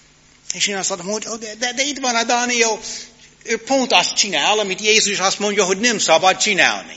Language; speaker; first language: Hungarian; non-native, learner; English